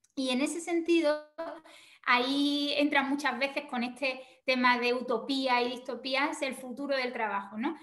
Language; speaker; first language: Spanish; native; Spanish